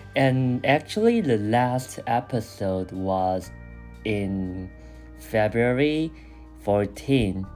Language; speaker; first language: English; non-native, fluent; Chinese